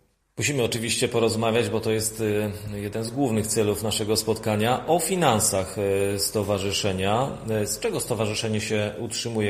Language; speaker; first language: Polish; native; Polish